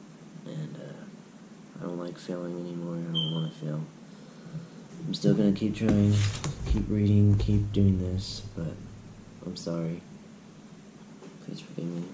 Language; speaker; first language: English; native; English